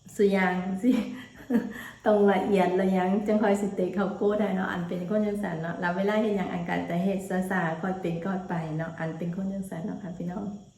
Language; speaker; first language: Thai; native; Thai